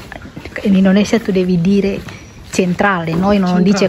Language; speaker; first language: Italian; non-native, learner; Indonesian